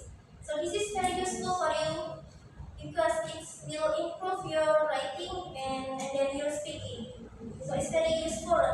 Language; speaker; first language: English; non-native, learner; Indonesian